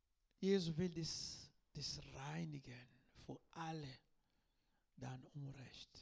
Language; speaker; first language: German; non-native, learner; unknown